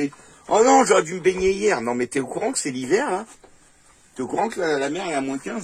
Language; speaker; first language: French; native; French